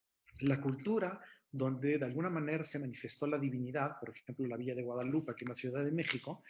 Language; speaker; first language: Spanish; native; Spanish